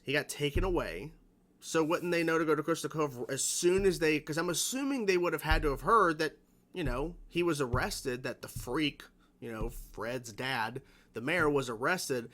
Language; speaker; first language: English; native; English